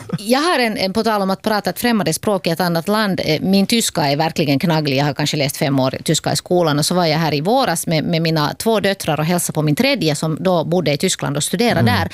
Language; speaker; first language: Swedish; native; Swedish